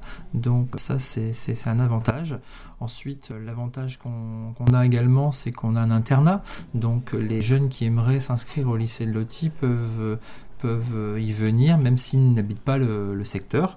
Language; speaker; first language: French; native; French